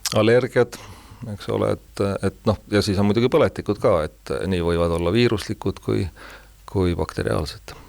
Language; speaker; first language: Estonian; native; Estonian